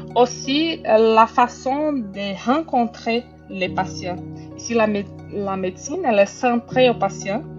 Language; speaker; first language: French; non-native, fluent; Portuguese